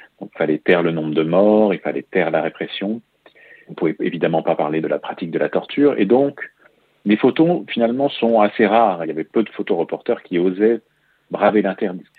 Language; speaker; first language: French; native; French